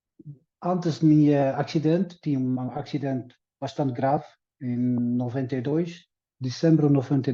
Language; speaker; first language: Portuguese; early bilingual, heritage; Dutch